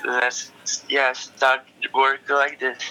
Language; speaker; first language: English; non-native, learner; Portuguese